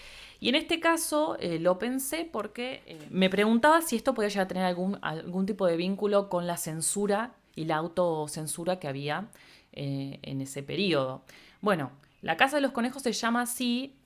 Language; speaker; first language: Spanish; native; Spanish